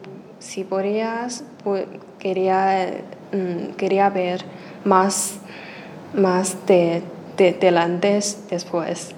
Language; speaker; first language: Spanish; non-native, learner; Chinese